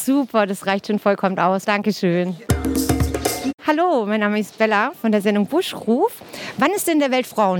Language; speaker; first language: German; native; German